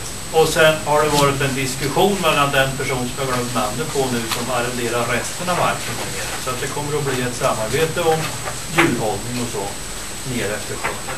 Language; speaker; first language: Swedish; native; Swedish